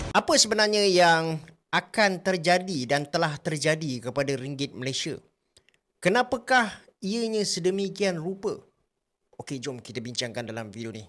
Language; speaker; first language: Malay; native; Malay